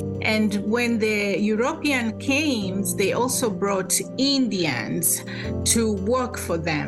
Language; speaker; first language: English; non-native, local second language; Swahili